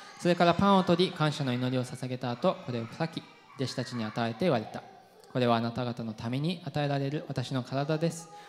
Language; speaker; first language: Japanese; non-native, fluent; English